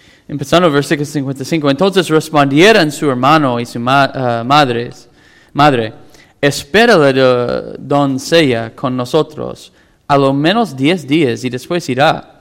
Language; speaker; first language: Spanish; non-native, fluent; English